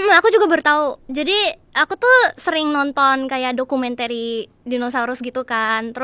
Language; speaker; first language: Indonesian; native; Indonesian